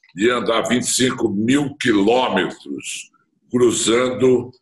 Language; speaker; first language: Portuguese; native; Portuguese